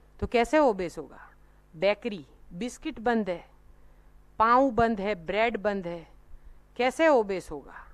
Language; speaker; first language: Hindi; non-native, local second language; Gujarati